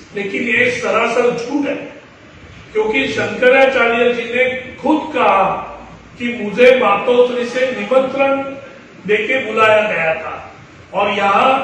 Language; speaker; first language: Hindi; non-native, local second language; Marathi